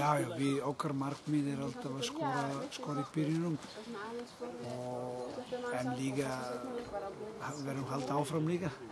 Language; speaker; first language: Icelandic; non-native, learner; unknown